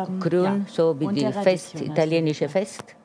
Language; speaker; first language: German; non-native, fluent; Italian